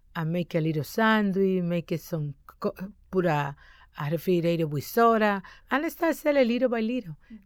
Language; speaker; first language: English; non-native, learner; Spanish